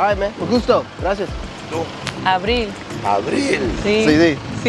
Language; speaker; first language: Spanish; non-native, learner; English